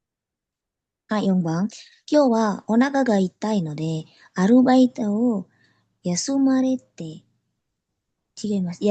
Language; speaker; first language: Japanese; non-native, learner; Indonesian